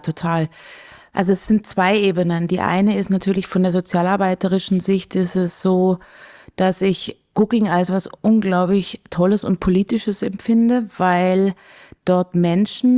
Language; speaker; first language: German; native; German